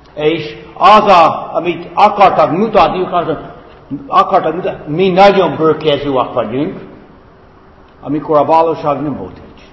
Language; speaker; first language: Hungarian; non-native, fluent; English